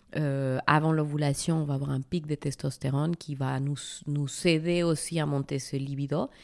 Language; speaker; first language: French; non-native, fluent; Spanish